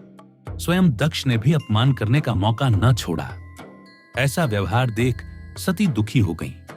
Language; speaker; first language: Hindi; native; Hindi